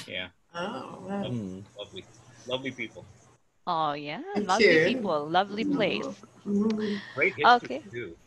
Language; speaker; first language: English; non-native, fluent; Korean